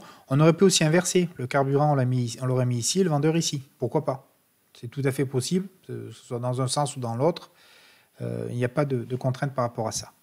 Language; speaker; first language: French; native; French